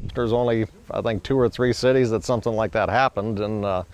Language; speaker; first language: English; native; English